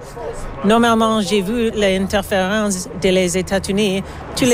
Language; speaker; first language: French; non-native, learner; English